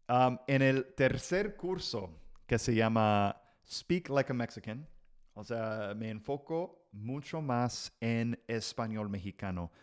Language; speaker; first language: Spanish; non-native, fluent; English